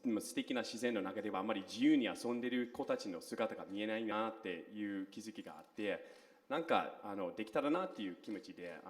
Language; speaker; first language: Japanese; non-native, fluent; English